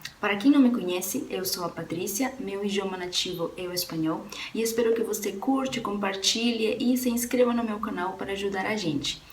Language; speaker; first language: Portuguese; non-native, fluent; Spanish